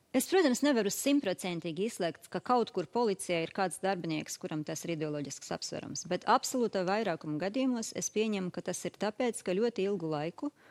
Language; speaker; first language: Latvian; native; Latvian